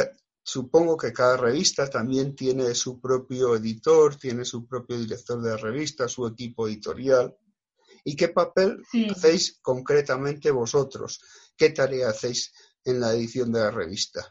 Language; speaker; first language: Spanish; native; Spanish